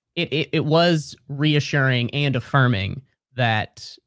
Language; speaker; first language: English; native; English